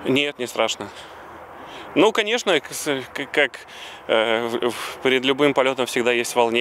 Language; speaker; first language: Russian; native; Russian